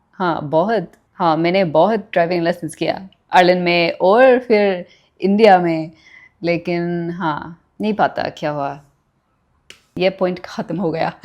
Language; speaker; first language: Hindi; non-native, learner; English